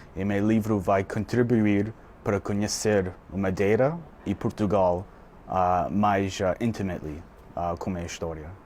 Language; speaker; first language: Portuguese; early bilingual, heritage; Portuguese